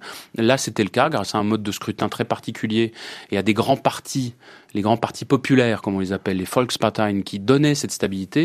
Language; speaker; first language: French; native; French